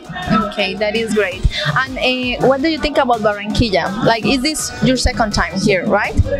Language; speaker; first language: English; non-native, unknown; Spanish